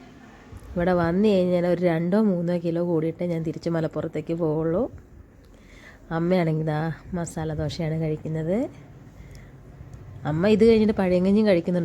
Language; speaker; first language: Malayalam; native; Malayalam